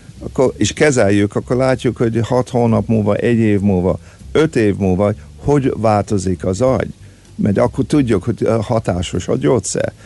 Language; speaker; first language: Hungarian; early bilingual, heritage; Hungarian